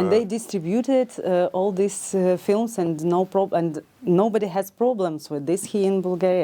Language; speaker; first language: English; non-native, learner; Ukrainian